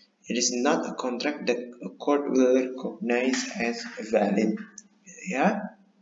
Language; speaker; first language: English; non-native, fluent; Indonesian